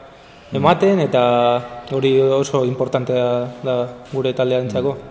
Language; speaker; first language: Basque; non-native, local second language; Spanish